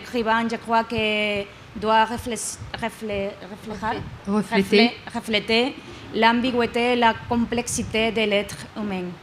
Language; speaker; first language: French; non-native, learner; Spanish